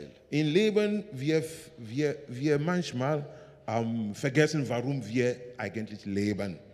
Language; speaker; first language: German; non-native, learner; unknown